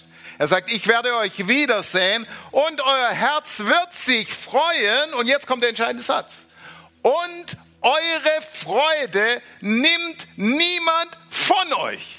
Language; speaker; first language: German; native; German